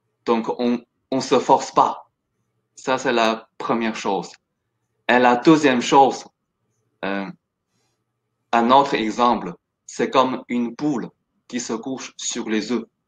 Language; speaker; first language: French; non-native, fluent; Chinese